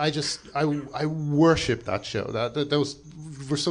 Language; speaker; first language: English; native; English